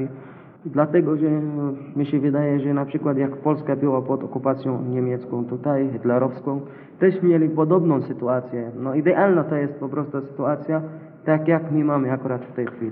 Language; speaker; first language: Polish; non-native, learner; Arabic